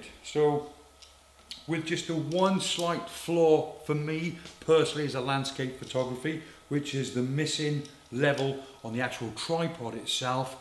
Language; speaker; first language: English; native; English